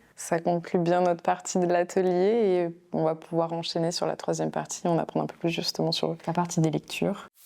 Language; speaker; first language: French; native; French